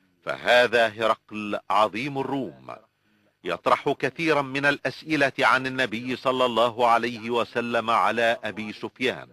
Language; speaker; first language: Arabic; native; Arabic